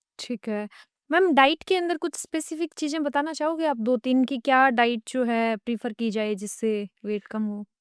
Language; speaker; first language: Hindi; native; Hindi